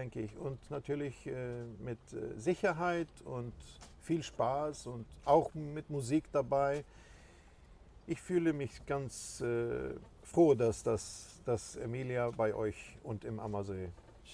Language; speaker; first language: German; non-native, fluent; Swedish